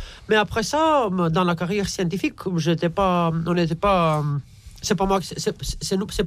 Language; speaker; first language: French; non-native, fluent; Romanian